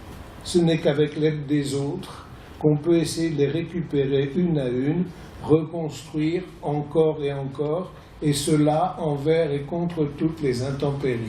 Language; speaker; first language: French; native; French